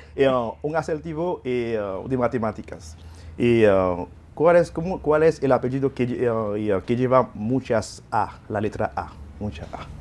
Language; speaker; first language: Spanish; non-native, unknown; Haitian Creole